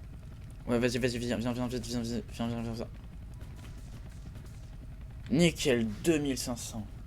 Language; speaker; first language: French; native; French